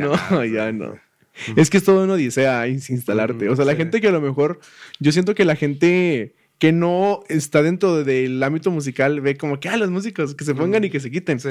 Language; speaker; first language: Spanish; native; Spanish